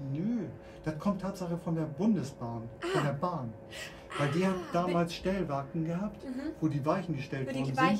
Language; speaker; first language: German; native; German